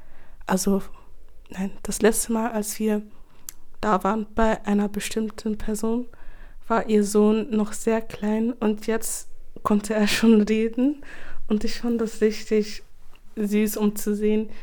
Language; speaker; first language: German; early bilingual, other home language; English